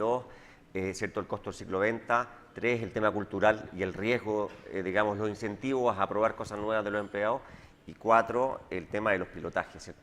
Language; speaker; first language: Spanish; native; Spanish